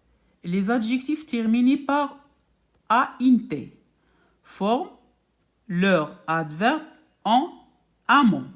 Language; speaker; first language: French; non-native, local second language; Arabic